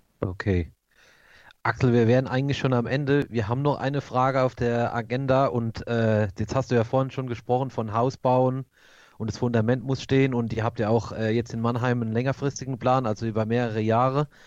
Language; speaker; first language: German; native; German